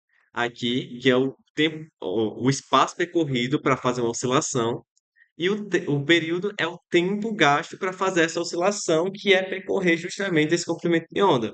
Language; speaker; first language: Portuguese; native; Portuguese